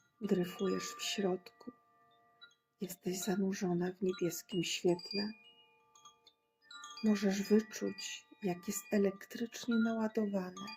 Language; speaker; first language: Polish; native; Polish